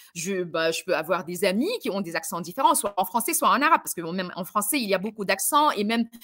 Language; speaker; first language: French; non-native, fluent; Arabic